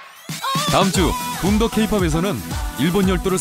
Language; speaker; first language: Korean; native; Korean